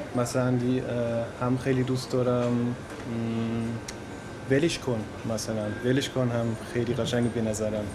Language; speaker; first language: Persian; non-native, learner; German